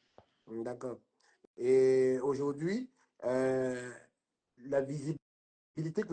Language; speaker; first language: French; native; French